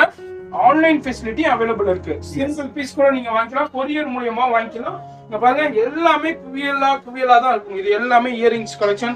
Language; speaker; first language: Tamil; native; Tamil